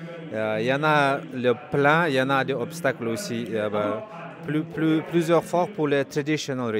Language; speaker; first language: French; non-native, learner; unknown